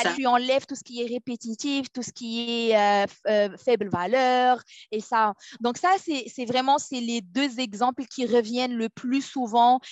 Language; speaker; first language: French; non-native, local second language; Arabic